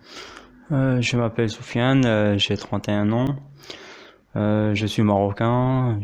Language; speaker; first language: French; non-native, local second language; Arabic